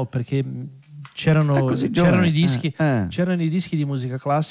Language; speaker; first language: Italian; non-native, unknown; Portuguese